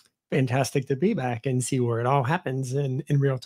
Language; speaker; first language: English; native; English